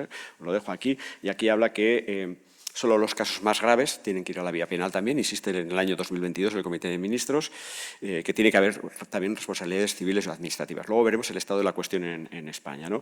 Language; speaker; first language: Spanish; native; Spanish